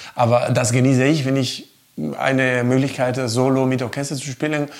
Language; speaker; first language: German; non-native, learner; Spanish